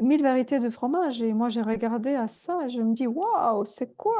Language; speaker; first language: French; non-native, fluent; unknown